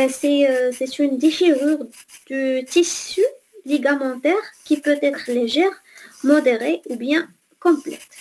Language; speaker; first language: French; non-native, fluent; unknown